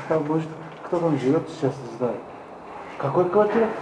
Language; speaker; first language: Russian; non-native, learner; Turkish